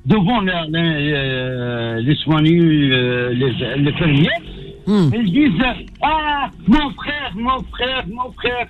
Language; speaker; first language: French; non-native, learner; Arabic